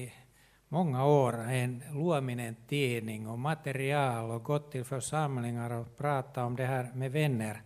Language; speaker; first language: Swedish; non-native, local second language; Finnish